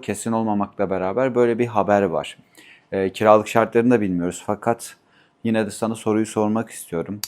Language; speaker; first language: Turkish; native; Turkish